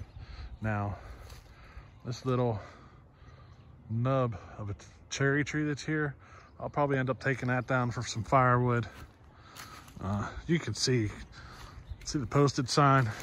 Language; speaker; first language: English; native; English